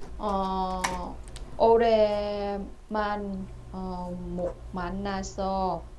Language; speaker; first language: Korean; non-native, learner; Vietnamese